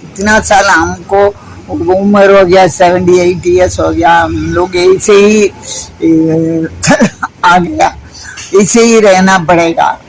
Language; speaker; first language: Hindi; non-native, local second language; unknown